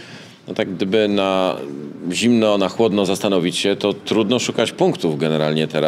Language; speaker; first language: Polish; native; Polish